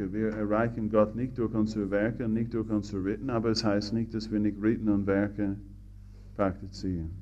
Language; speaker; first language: German; non-native, fluent; English